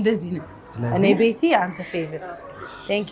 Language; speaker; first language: Amharic; native; Amharic